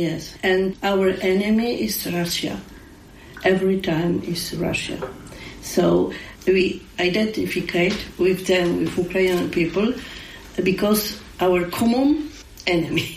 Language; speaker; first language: English; non-native, learner; Polish